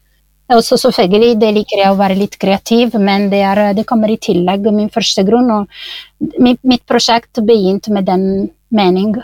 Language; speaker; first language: Norwegian; non-native, fluent; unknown